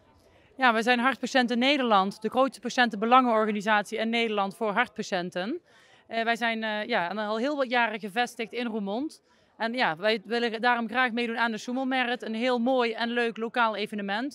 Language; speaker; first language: Dutch; native; Dutch